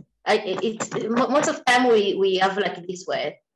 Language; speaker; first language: English; non-native, local second language; Swahili